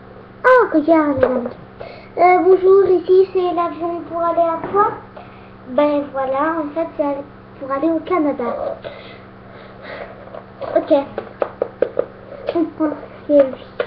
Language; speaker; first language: French; native; French